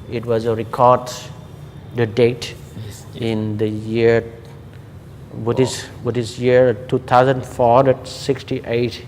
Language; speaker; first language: English; non-native, learner; Khmer